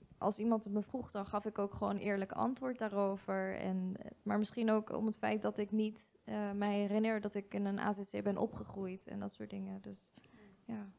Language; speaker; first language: Dutch; early bilingual, other home language; Kurdish